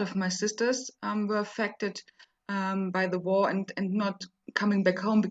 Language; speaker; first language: English; non-native, fluent; German